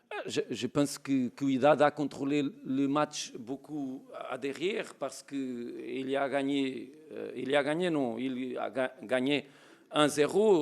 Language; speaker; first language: French; non-native, learner; Portuguese